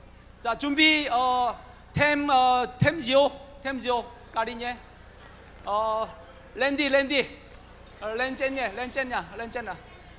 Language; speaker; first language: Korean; non-native, fluent; Vietnamese